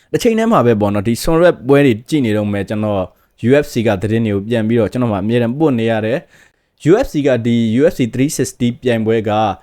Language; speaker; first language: Burmese; native; Burmese